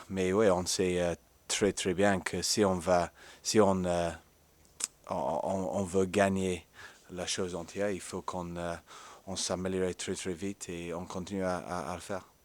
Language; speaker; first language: French; non-native, fluent; English